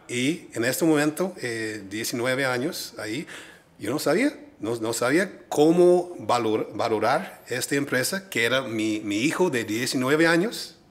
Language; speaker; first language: Spanish; non-native, fluent; English